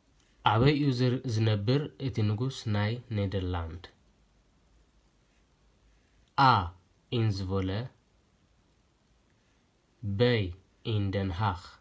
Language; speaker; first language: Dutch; non-native, fluent; Tigrinya